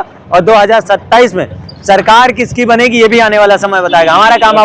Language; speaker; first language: Hindi; native; Hindi